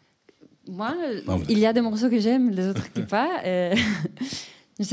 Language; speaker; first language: French; non-native, fluent; Spanish